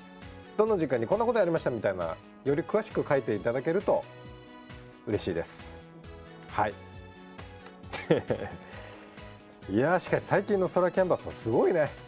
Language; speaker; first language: Japanese; native; Japanese